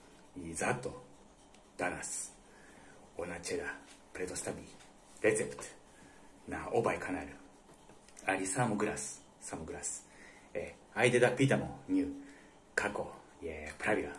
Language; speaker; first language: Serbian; non-native, learner; Japanese